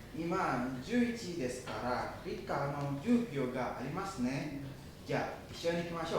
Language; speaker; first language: Japanese; non-native, learner; Indonesian